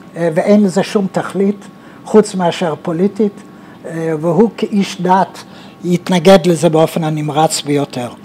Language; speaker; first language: Hebrew; native; Hebrew